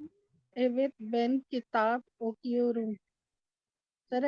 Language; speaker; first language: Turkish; non-native, learner; Urdu